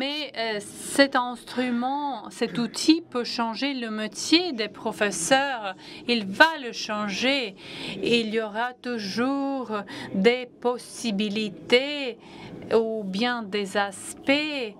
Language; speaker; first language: French; non-native, fluent; Latvian